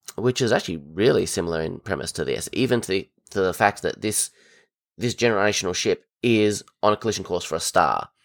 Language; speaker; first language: English; native; English